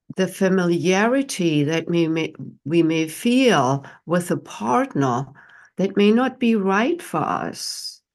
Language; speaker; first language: English; non-native, fluent; German